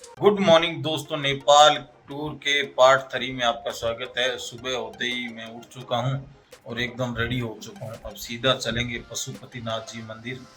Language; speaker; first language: Hindi; native; Hindi